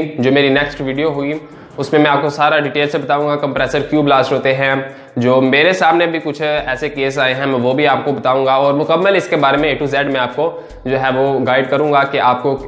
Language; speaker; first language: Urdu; non-native, local second language; Punjabi